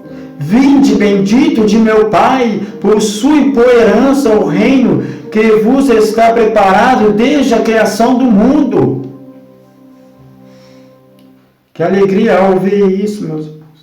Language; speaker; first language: Portuguese; native; Portuguese